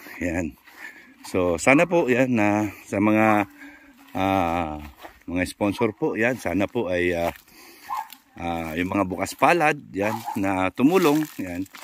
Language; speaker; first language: Filipino; native; Filipino